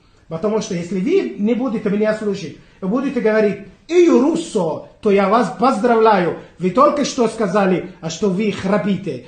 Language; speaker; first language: Russian; non-native, fluent; Italian